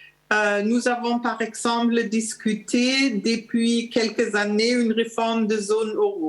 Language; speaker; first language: French; non-native, learner; German